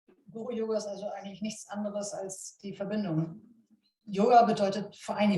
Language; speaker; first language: German; native; German